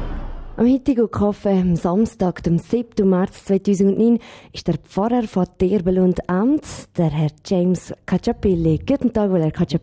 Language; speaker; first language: German; native; German